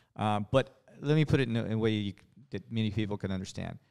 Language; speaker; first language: English; native; English